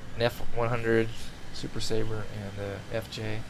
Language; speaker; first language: English; native; English